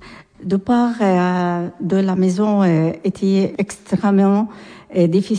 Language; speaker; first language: French; non-native, learner; Arabic